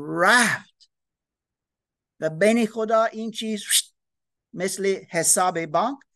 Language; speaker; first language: Persian; non-native, learner; English